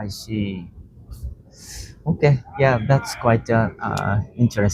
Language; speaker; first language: English; non-native, learner; Japanese